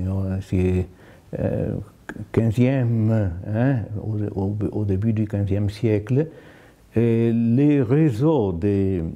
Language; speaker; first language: French; non-native, fluent; Italian